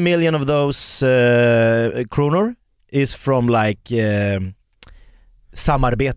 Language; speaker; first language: English; non-native, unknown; Swedish